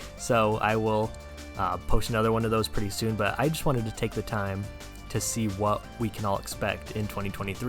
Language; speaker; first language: English; native; English